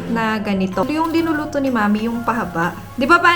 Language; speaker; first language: Filipino; native; Filipino